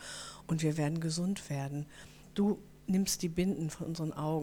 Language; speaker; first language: German; native; German